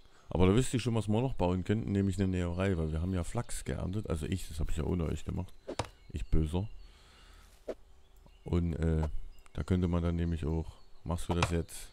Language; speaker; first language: German; native; German